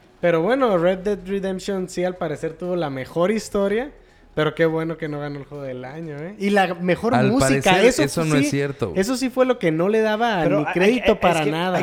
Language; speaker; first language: Spanish; native; Spanish